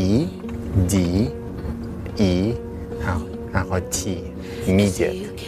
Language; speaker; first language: Chinese; non-native, fluent; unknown